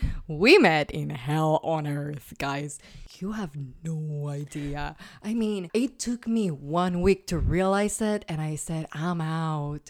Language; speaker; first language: English; non-native, fluent; Spanish